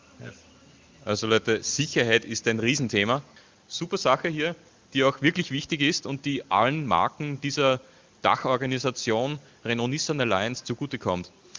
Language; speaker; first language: German; native; German